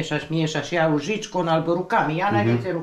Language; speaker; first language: Polish; non-native, learner; Croatian